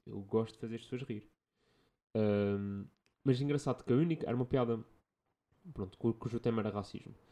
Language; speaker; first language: Portuguese; native; Portuguese